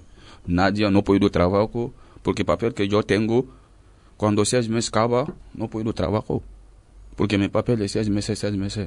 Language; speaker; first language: Spanish; non-native, learner; French